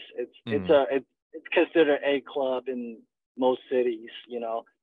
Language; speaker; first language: English; non-native, fluent; Chinese